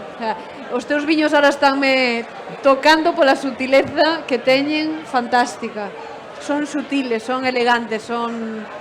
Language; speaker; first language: Galician; non-native, local second language; Spanish